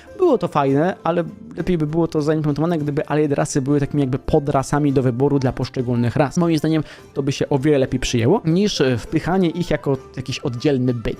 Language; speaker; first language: Polish; native; Polish